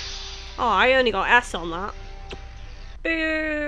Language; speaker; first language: English; native; English